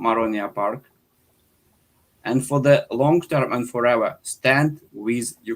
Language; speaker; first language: English; non-native, fluent; Ukrainian